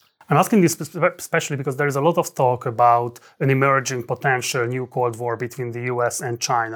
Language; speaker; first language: English; non-native, fluent; Hungarian